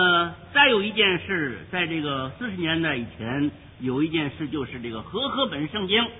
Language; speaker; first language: Chinese; native; Chinese